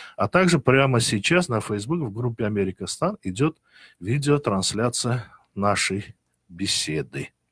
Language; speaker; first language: Russian; non-native, local second language; Uzbek